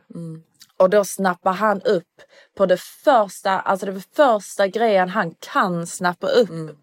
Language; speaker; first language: Swedish; early bilingual, other home language; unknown